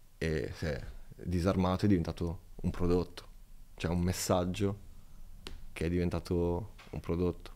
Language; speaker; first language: Italian; native; Italian